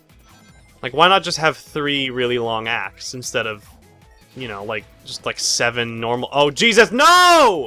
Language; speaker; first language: English; native; English